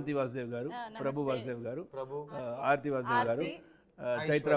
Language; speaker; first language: Telugu; non-native, local second language; Tamil